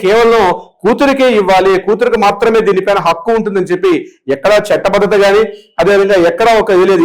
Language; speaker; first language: Telugu; native; Telugu